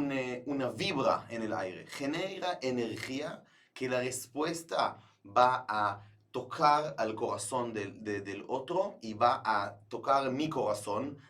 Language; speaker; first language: Spanish; non-native, fluent; Hebrew